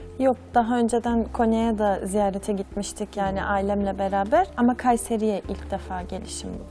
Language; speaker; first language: Turkish; native; Turkish